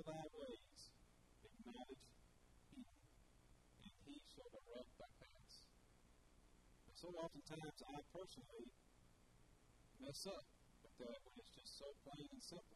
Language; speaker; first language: English; native; English